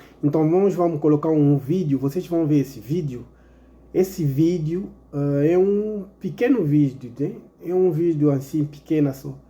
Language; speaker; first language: Portuguese; non-native, fluent; Lingala